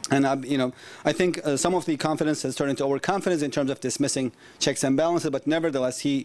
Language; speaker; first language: English; non-native, fluent; Turkish